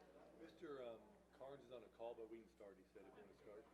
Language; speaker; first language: English; native; English